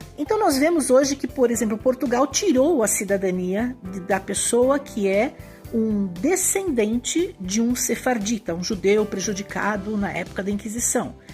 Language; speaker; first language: Portuguese; native; Portuguese